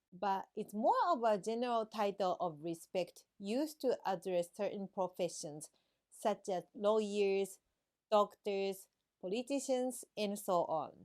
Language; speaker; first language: English; non-native, fluent; Japanese